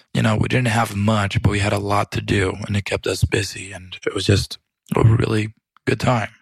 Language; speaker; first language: English; early bilingual, other home language; Romanian